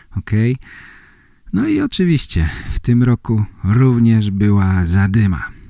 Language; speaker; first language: Polish; native; Polish